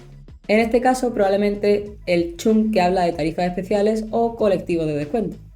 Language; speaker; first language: Spanish; native; Spanish